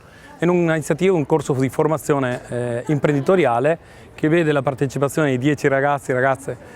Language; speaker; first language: Italian; native; Italian